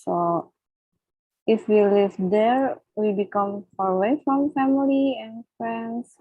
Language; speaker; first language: English; non-native, learner; Indonesian